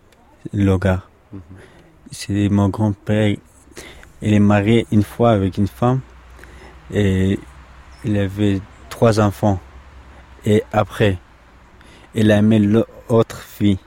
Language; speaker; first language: French; non-native, learner; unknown